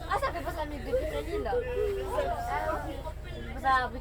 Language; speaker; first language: French; native; French